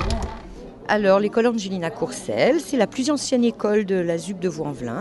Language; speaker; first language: French; native; French